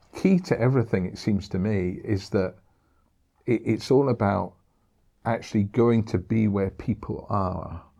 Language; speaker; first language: English; native; English